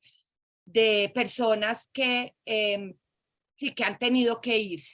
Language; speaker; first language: Spanish; native; Spanish